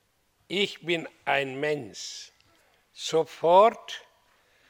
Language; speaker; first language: German; non-native, fluent; Hindi